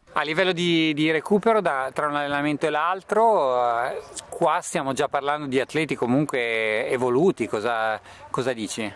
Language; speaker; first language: Italian; native; Italian